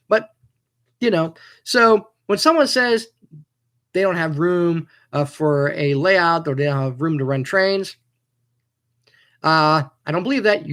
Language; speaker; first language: English; native; English